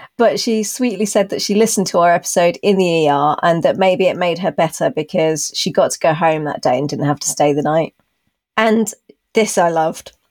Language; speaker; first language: English; native; English